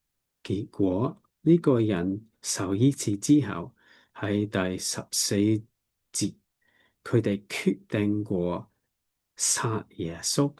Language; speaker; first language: Cantonese; non-native, learner; English